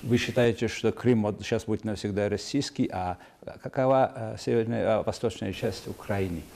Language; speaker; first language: Russian; non-native, fluent; Mongolian